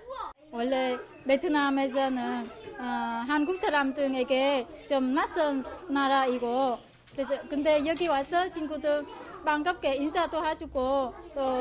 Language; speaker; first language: Korean; non-native, learner; Vietnamese